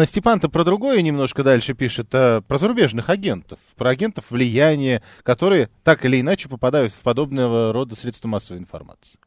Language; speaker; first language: Russian; native; Russian